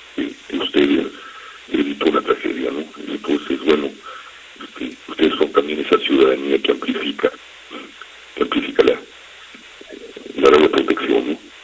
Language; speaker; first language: Spanish; native; Spanish